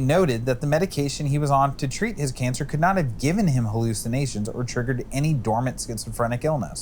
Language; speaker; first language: English; native; English